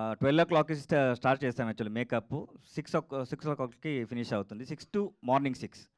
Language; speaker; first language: Telugu; non-native, learner; Kannada